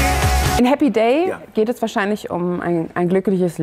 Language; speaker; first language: German; native; German